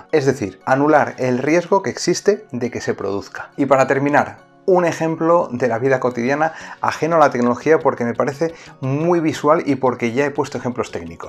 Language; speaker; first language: Spanish; native; Spanish